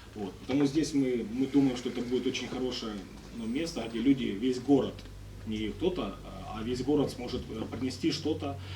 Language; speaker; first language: Russian; native; Russian